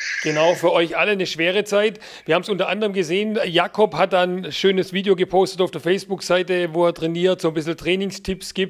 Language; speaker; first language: German; native; German